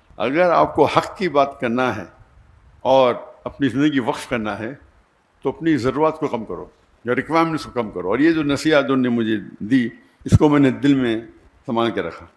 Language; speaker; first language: Urdu; non-native, local second language; Konkani